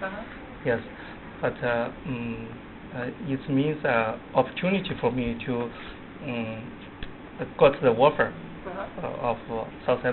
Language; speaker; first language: English; non-native, learner; Chinese